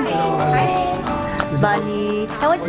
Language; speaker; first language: English; non-native, local second language; Filipino